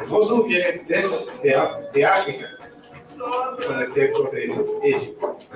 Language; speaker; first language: Spanish; non-native, learner; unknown